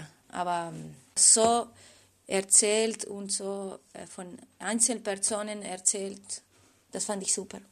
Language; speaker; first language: German; non-native, fluent; Spanish